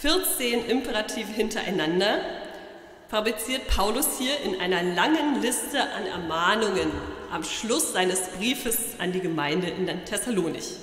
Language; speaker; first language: German; native; German